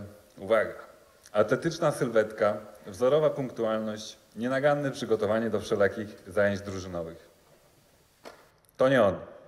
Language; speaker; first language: Polish; native; Polish